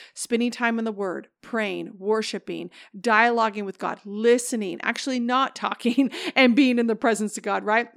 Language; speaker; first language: English; native; English